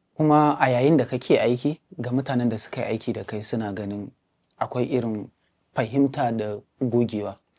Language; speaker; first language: Hausa; native; Hausa